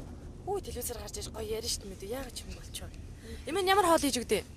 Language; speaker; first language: Mongolian; native; Mongolian